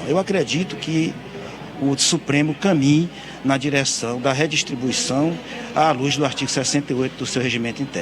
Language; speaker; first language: Portuguese; native; Portuguese